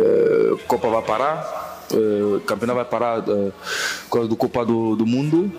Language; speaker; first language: Portuguese; non-native, fluent; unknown